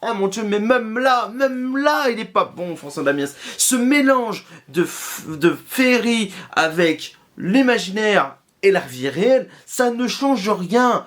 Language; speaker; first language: French; native; French